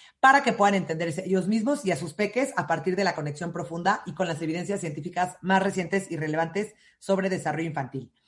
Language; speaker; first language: Spanish; native; Spanish